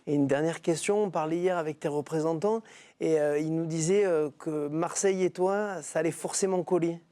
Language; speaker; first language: French; native; French